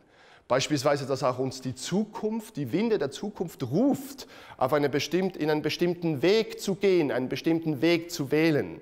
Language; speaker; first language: German; native; German